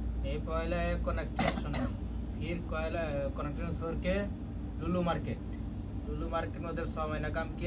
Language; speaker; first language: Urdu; non-native, learner; Bangla